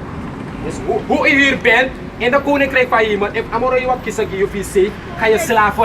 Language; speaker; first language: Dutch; non-native, local second language; Sranan Tongo